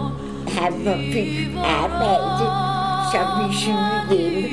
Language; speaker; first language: Danish; early bilingual, other home language; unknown